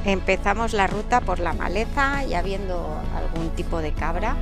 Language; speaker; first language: Spanish; native; Spanish